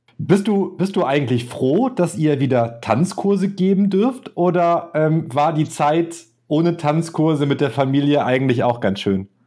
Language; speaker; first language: German; native; German